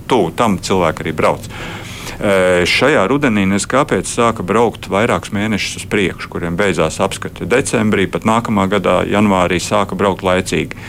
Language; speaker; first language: Latvian; native; Latvian